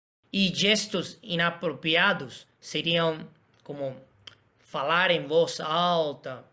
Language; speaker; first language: Portuguese; non-native, fluent; Spanish